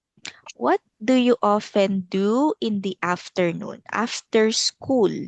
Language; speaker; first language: English; non-native, local second language; Filipino